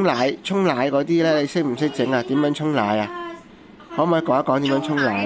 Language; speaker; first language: Cantonese; native; Cantonese